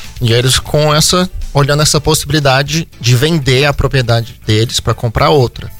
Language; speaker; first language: Portuguese; early bilingual, heritage; Portuguese